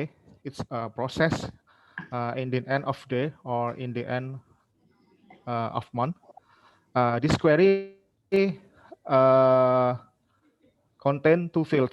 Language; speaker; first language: English; non-native, learner; Indonesian